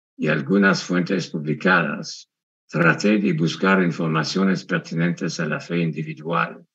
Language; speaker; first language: Spanish; non-native, fluent; French